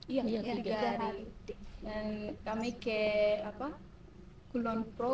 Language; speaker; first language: Indonesian; non-native, learner; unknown